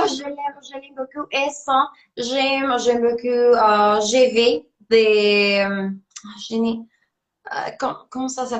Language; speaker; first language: French; non-native, learner; Spanish